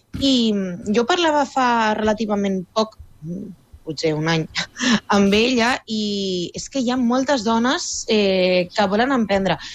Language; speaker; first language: Catalan; early bilingual, other home language; Arabic